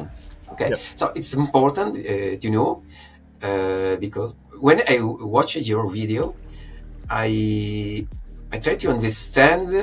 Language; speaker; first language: English; non-native, fluent; Italian